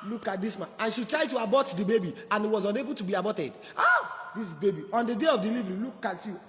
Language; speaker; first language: English; non-native, local second language; Yoruba